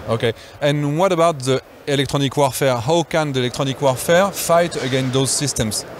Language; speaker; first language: English; non-native, fluent; French